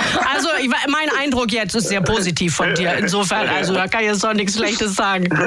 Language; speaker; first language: German; native; German